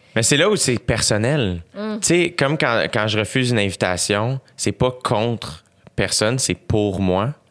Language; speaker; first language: French; native; French